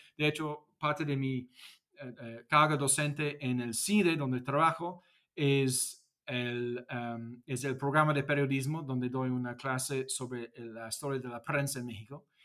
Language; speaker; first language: Spanish; non-native, fluent; English